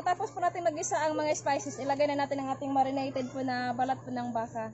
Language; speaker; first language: Filipino; non-native, local second language; Cebuano